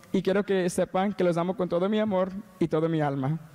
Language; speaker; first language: Spanish; early bilingual, heritage; Spanish